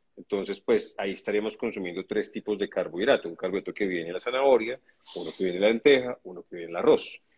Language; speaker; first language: Spanish; native; Spanish